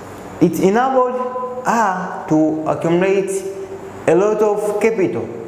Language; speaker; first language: English; non-native, local second language; Swahili